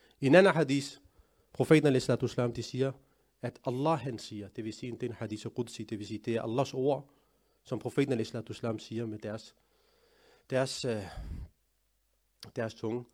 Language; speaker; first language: Danish; early bilingual, other home language; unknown